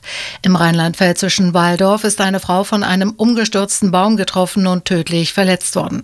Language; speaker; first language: German; native; German